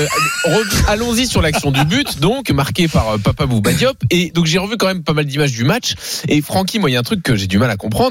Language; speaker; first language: French; native; French